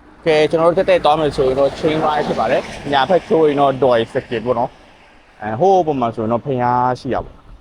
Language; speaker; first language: Burmese; non-native, local second language; Shan